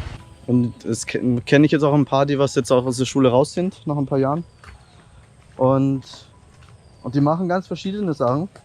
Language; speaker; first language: German; native; German